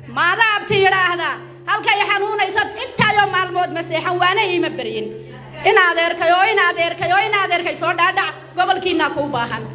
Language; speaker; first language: Somali; native; Somali